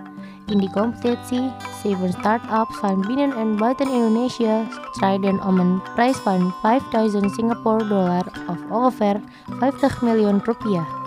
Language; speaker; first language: Dutch; non-native, fluent; Indonesian